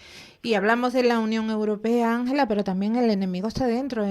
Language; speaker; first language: Spanish; native; Spanish